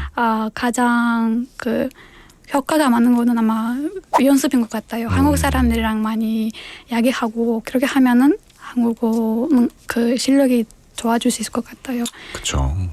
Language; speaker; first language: Korean; non-native, fluent; Kyrgyz